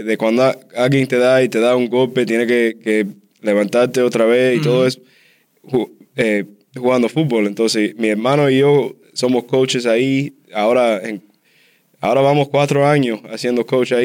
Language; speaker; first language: Spanish; early bilingual, heritage; Spanish